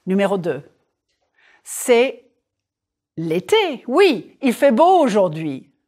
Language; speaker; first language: French; non-native, fluent; English